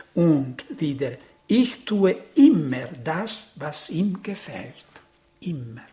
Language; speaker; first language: German; non-native, fluent; Italian